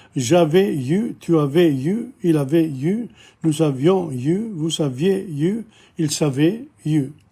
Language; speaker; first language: French; non-native, learner; English